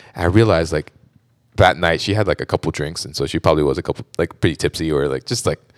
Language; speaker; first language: English; native; English